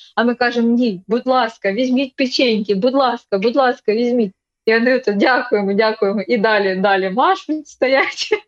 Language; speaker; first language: Ukrainian; non-native, local second language; Russian